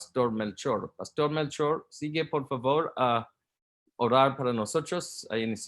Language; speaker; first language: Spanish; non-native, learner; Portuguese